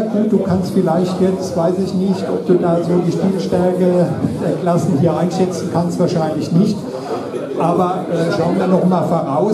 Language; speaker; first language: German; native; German